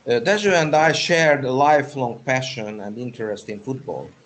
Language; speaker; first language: English; non-native, fluent; Hungarian